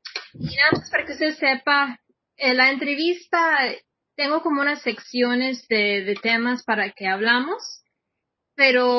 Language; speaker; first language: Spanish; non-native, fluent; English